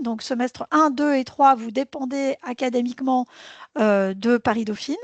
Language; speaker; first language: French; native; French